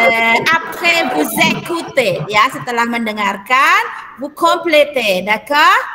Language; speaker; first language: French; non-native, fluent; Indonesian